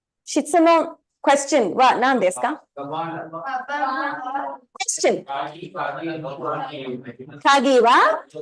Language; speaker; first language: Japanese; non-native, fluent; Tamil